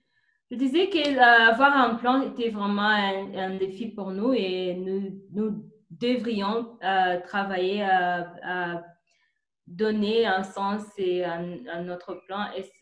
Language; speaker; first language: French; non-native, fluent; Kinyarwanda